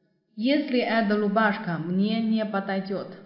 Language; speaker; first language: Russian; non-native, fluent; Chinese